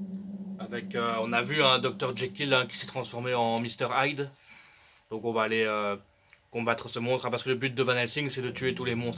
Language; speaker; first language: French; native; French